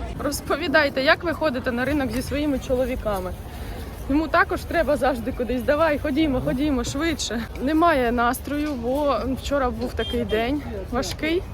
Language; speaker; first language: Ukrainian; native; Ukrainian